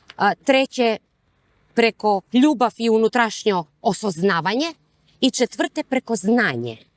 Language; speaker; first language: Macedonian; native; Macedonian